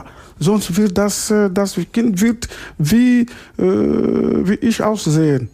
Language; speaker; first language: German; non-native, learner; Lingala